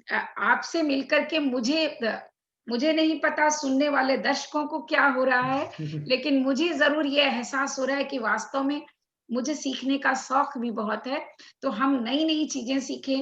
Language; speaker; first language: Hindi; native; Hindi